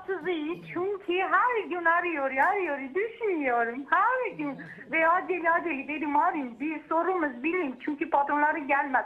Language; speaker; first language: Turkish; non-native, learner; Armenian